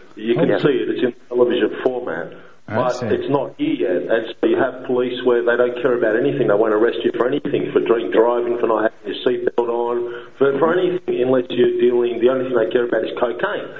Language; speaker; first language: English; native; English